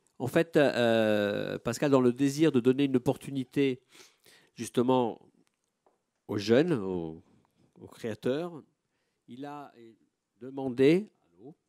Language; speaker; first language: French; non-native, fluent; Italian